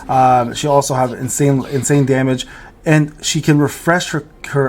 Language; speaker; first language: English; native; English